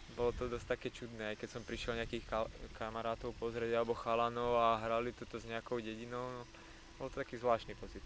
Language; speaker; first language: Slovak; native; Slovak